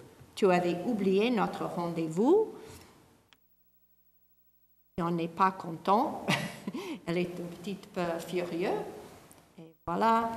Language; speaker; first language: French; non-native, fluent; English